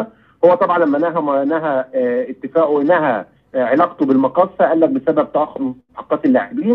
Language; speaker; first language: Arabic; native; Arabic